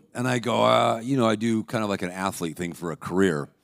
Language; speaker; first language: English; native; English